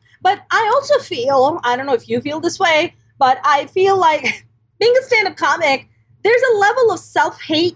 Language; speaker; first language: English; non-native, local second language; Urdu